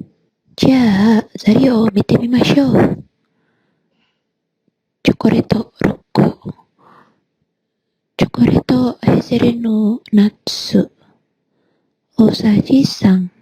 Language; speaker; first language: Japanese; non-native, learner; Indonesian